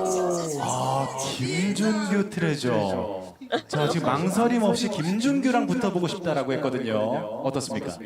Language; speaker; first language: Korean; native; Korean